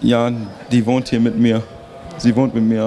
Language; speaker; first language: German; early bilingual, heritage; German